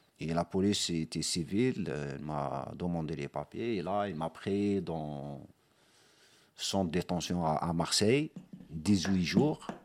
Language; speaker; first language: French; non-native, local second language; Arabic